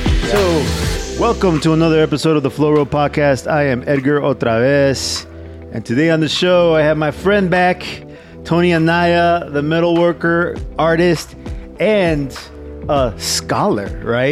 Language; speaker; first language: English; early bilingual, other home language; Spanish